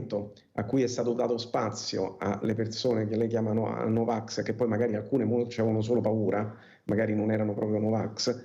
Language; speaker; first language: Italian; native; Italian